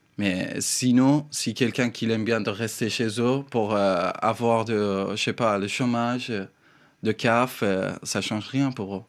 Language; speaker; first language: French; non-native, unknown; Persian